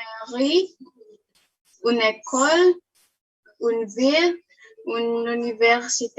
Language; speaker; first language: French; non-native, learner; Indonesian